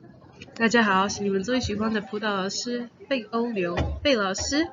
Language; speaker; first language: Chinese; non-native, fluent; English